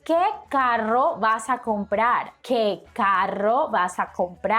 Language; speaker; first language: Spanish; non-native, fluent; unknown